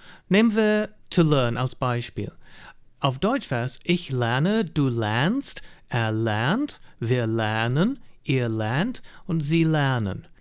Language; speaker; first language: German; non-native, fluent; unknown